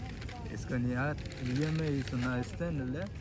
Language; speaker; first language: Swedish; early bilingual, other home language; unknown